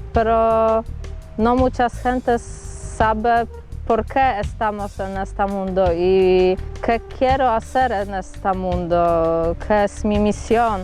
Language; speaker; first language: Spanish; non-native, learner; Polish